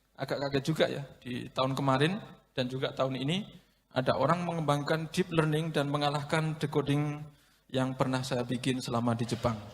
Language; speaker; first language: Indonesian; non-native, local second language; Javanese